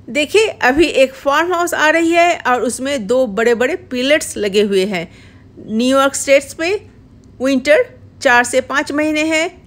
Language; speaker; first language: Hindi; non-native, local second language; Bangla